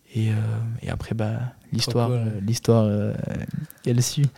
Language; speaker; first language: French; non-native, fluent; Albanian